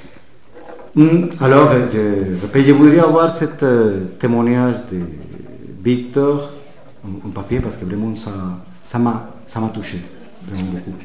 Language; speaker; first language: French; non-native, fluent; Spanish